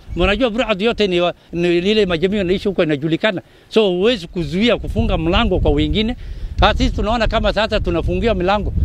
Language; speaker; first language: Swahili; non-native, local second language; Somali